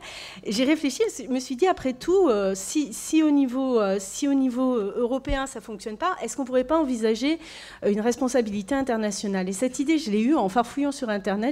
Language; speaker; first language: French; native; French